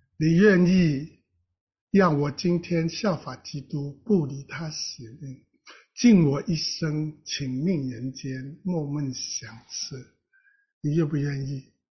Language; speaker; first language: Chinese; non-native, local second language; Cantonese